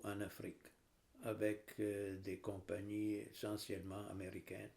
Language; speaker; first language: French; non-native, fluent; Italian